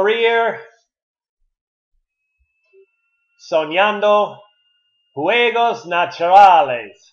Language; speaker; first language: Spanish; non-native, learner; English